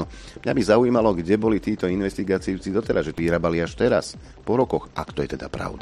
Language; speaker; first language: Slovak; native; Slovak